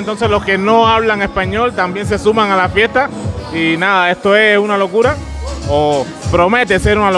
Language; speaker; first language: Spanish; native; Spanish